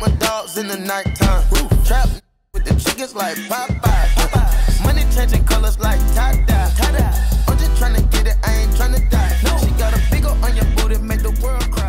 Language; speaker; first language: English; native; English